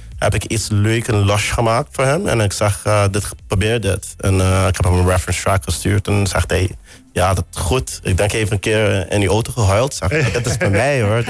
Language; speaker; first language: Dutch; non-native, local second language; Papiamento